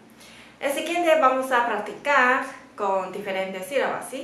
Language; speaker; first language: Spanish; non-native, fluent; Chinese